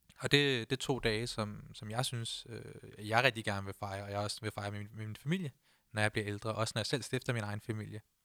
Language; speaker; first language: Danish; early bilingual, other home language; Punjabi